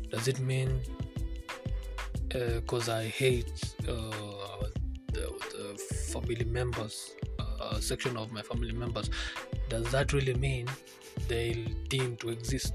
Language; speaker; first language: English; non-native, local second language; Kikuyu